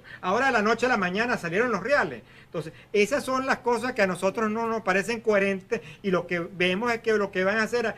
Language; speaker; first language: Spanish; native; Spanish